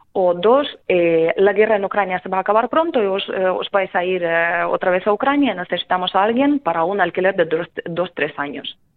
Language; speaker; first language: Spanish; non-native, fluent; Ukrainian